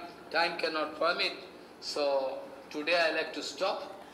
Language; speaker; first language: English; non-native, local second language; Bangla